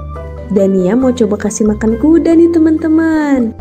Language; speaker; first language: Indonesian; native; Indonesian